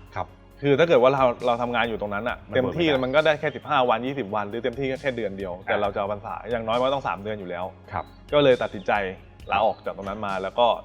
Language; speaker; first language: Thai; native; Thai